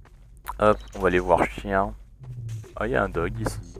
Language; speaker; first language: French; native; French